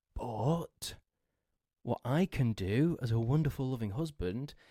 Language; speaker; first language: English; native; English